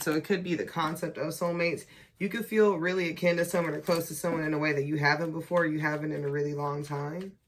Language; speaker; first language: English; native; English